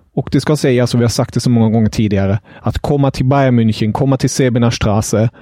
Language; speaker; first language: Swedish; non-native, fluent; German